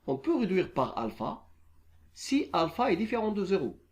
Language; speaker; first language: French; non-native, local second language; Arabic